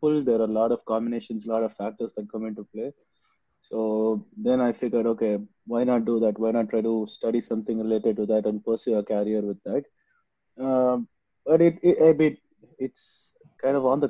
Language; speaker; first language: English; non-native, local second language; Tamil